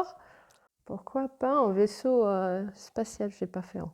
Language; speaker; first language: French; non-native, fluent; Portuguese